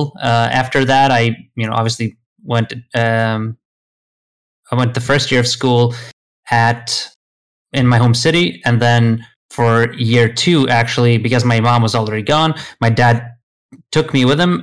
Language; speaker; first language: English; non-native, fluent; Swedish